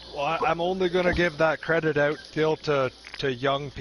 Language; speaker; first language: English; native; English